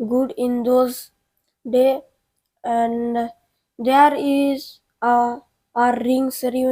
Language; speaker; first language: English; non-native, learner; Odia